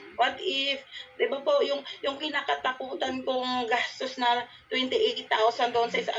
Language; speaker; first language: Filipino; non-native, local second language; Cebuano